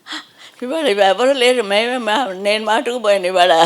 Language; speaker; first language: Telugu; native; Telugu